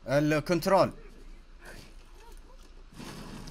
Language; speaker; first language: Arabic; native; Arabic